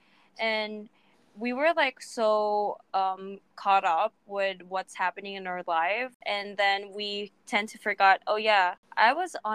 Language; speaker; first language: English; non-native, local second language; Cebuano